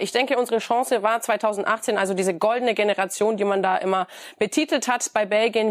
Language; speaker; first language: German; native; German